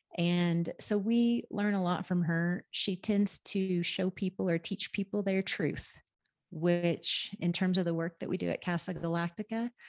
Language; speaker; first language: English; native; English